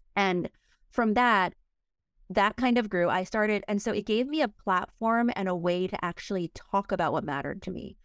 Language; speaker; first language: English; early bilingual, other home language; Korean